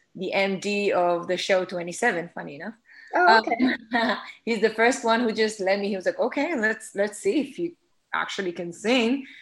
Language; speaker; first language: English; non-native, fluent; Hebrew